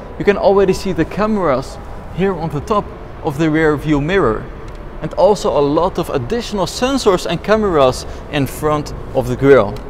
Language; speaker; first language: English; non-native, fluent; Dutch